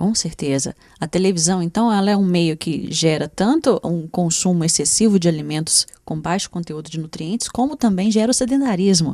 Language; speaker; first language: Portuguese; native; Portuguese